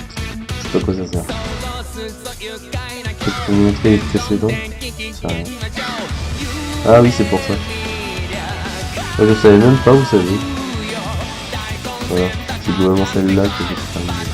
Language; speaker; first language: French; native; French